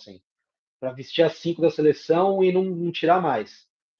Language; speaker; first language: Portuguese; native; Portuguese